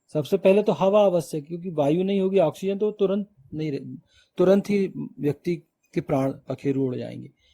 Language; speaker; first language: Hindi; native; Hindi